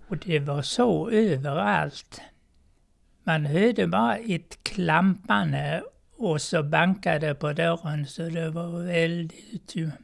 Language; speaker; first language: Swedish; native; Swedish